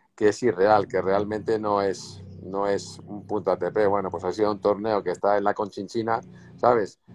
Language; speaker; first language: Spanish; native; Spanish